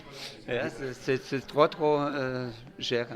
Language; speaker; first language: French; non-native, learner; German